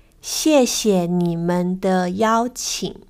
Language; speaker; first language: Chinese; non-native, learner; Spanish